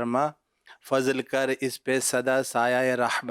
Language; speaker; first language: Urdu; native; Urdu